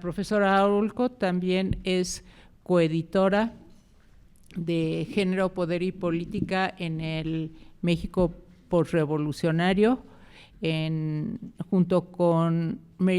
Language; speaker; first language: Spanish; native; Spanish